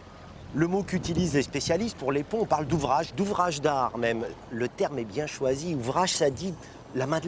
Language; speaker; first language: French; native; French